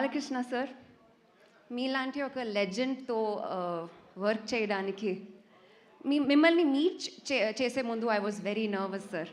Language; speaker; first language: Telugu; non-native, fluent; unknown